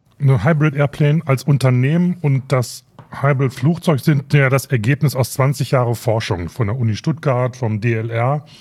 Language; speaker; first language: German; native; German